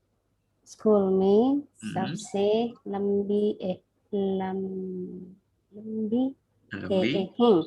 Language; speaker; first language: Hindi; non-native, learner; Indonesian